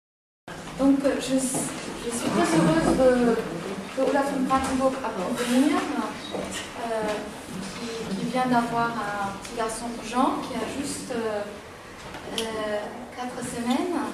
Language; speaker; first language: French; native; French